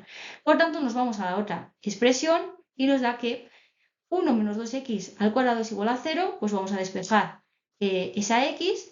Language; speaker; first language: Spanish; native; Spanish